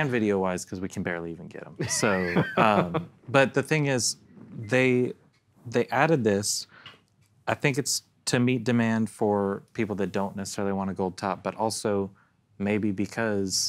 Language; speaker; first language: English; native; English